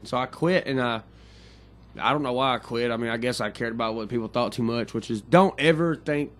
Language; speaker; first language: English; native; English